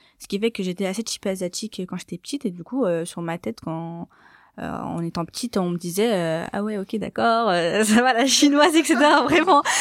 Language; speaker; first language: French; native; French